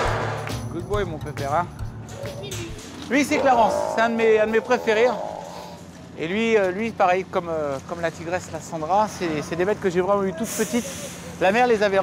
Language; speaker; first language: French; native; French